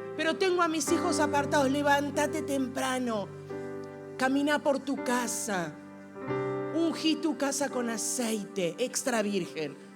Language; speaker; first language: Spanish; native; Spanish